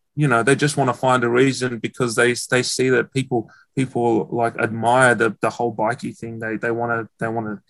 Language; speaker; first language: English; native; English